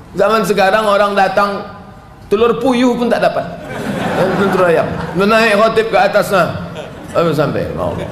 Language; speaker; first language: Malay; native; Malay